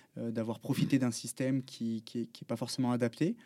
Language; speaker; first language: French; native; French